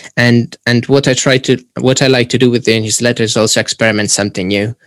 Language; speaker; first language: English; non-native, fluent; Italian